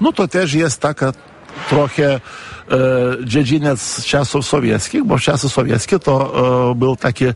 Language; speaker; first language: Polish; non-native, fluent; Lithuanian